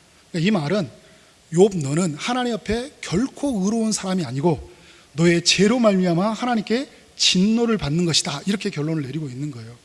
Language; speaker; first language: Korean; native; Korean